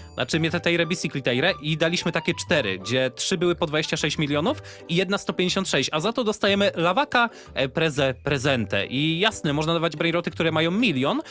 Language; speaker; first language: Polish; native; Polish